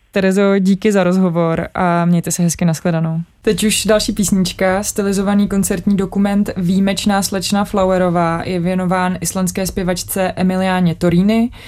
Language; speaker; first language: Czech; native; Czech